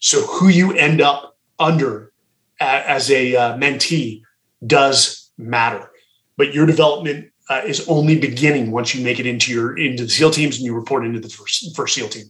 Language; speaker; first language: English; native; English